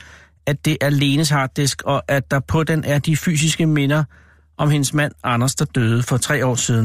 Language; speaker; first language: Danish; native; Danish